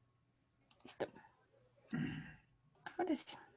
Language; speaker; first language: Spanish; native; Spanish